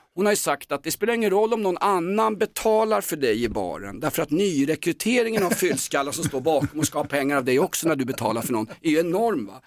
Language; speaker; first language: Swedish; native; Swedish